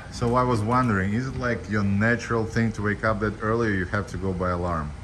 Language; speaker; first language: English; non-native, fluent; Ukrainian